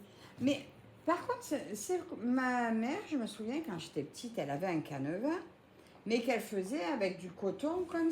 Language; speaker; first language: French; native; French